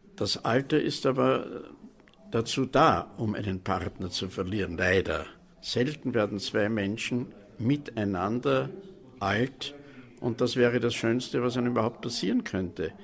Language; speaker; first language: German; native; German